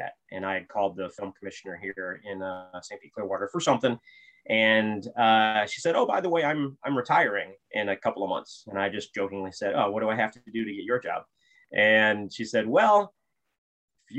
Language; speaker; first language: English; native; English